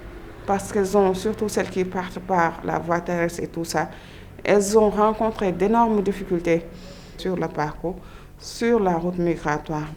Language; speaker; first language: French; non-native, local second language; Wolof